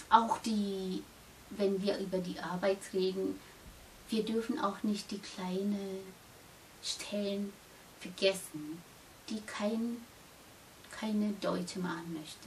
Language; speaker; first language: German; non-native, fluent; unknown